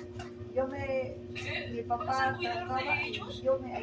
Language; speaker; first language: Spanish; non-native, local second language; Quechua